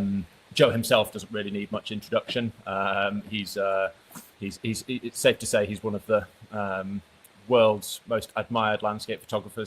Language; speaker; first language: English; native; English